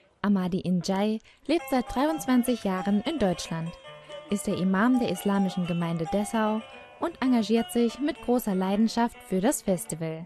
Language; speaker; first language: German; native; German